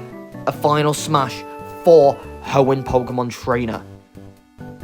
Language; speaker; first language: English; native; English